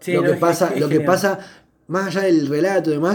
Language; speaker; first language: Spanish; native; Spanish